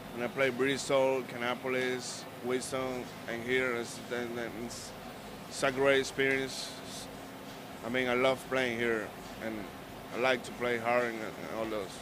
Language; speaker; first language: English; non-native, learner; Spanish